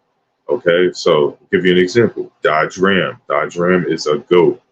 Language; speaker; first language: English; native; English